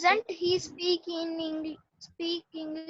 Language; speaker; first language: English; non-native, learner; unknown